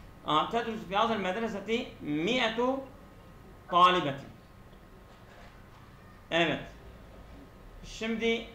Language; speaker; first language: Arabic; non-native, fluent; Turkish